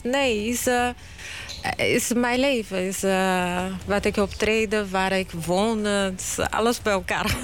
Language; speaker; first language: Dutch; non-native, fluent; Portuguese